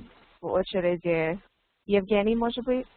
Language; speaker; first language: Russian; non-native, learner; English